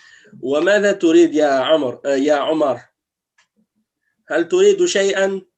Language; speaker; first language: Arabic; non-native, fluent; French